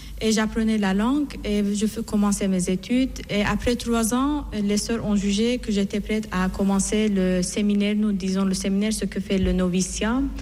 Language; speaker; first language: French; non-native, fluent; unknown